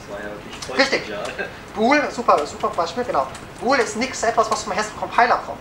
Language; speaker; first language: German; native; German